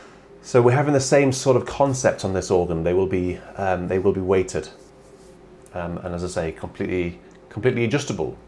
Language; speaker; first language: English; native; English